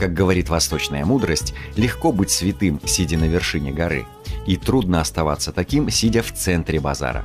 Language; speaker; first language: Russian; native; Russian